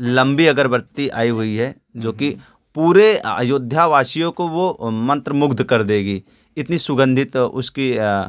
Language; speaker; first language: Hindi; native; Hindi